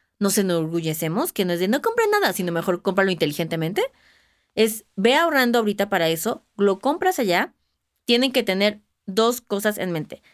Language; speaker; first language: Spanish; native; Spanish